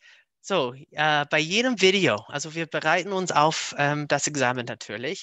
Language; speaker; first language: German; non-native, fluent; English